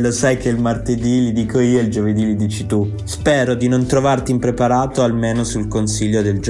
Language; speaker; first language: Italian; native; Italian